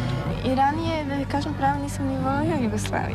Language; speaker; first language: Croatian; early bilingual, heritage; Bosnian